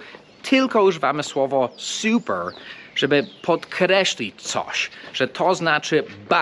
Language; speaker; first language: Polish; non-native, fluent; English